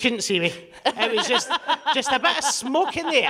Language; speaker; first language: English; native; English